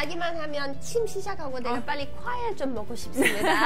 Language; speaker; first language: Korean; non-native, learner; English